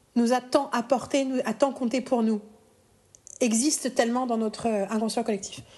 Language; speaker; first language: French; native; French